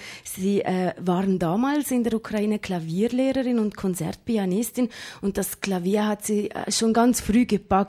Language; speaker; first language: German; native; German